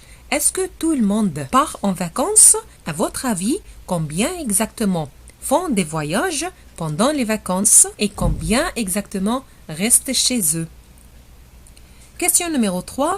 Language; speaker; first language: French; non-native, fluent; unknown